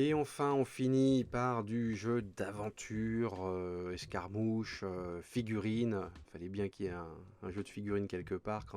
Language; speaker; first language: French; native; French